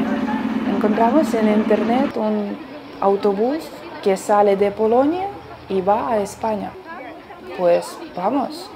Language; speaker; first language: Spanish; non-native, learner; Ukrainian